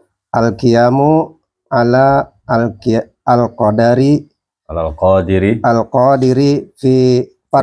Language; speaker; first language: Arabic; non-native, learner; Indonesian